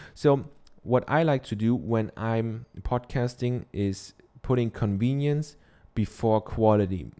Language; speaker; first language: English; non-native, fluent; German